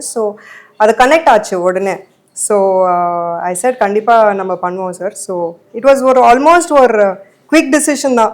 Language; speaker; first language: Tamil; non-native, fluent; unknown